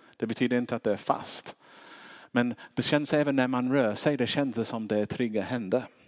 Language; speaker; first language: Swedish; non-native, fluent; English